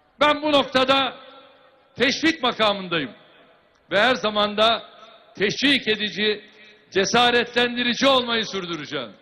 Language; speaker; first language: Turkish; native; Turkish